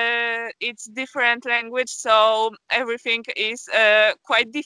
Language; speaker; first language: English; non-native, fluent; Polish